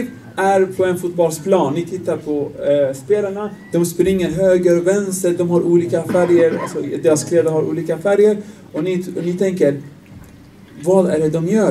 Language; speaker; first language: Swedish; non-native, fluent; Arabic